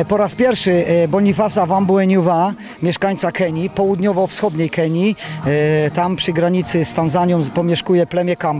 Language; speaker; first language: Polish; native; Polish